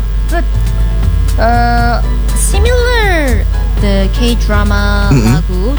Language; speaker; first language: English; non-native, learner; Korean